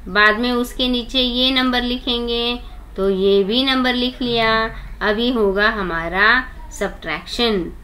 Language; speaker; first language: Hindi; non-native, local second language; Marathi